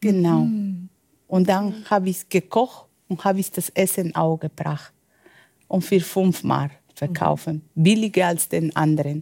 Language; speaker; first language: German; non-native, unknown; Spanish